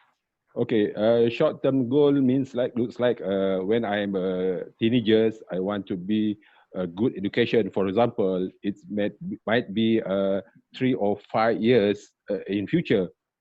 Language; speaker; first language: English; non-native, learner; Malay